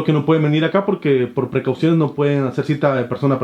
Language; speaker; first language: Spanish; native; Spanish